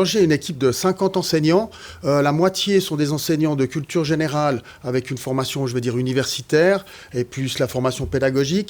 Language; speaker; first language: French; native; French